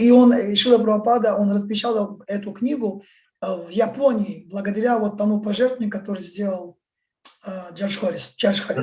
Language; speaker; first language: Russian; native; Russian